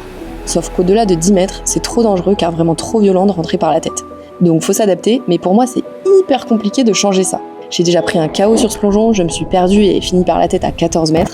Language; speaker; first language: French; native; French